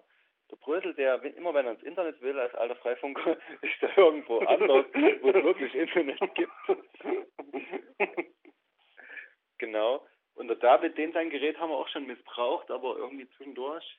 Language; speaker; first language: German; native; German